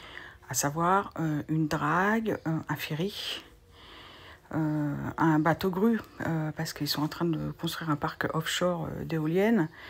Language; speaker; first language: French; native; French